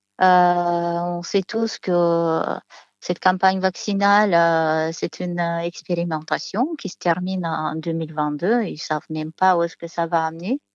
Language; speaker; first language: French; non-native, fluent; Romanian